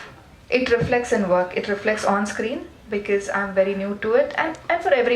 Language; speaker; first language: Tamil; non-native, learner; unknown